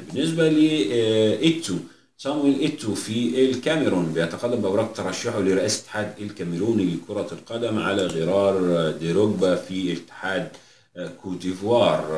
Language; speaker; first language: Arabic; native; Arabic